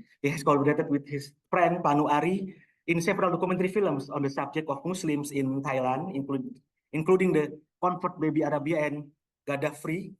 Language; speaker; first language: English; non-native, local second language; Indonesian